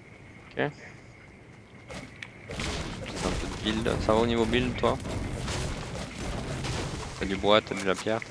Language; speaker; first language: French; native; French